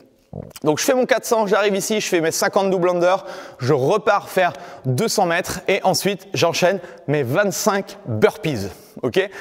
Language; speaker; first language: French; native; French